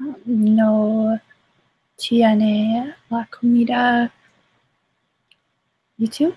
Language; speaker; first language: Spanish; non-native, learner; English